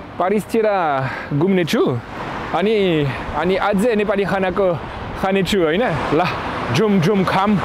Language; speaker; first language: Nepali; non-native, fluent; French